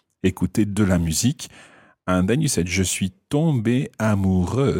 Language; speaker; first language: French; non-native, fluent; English